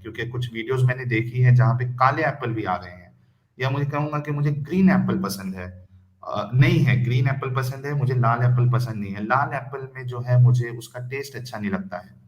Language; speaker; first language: Hindi; native; Hindi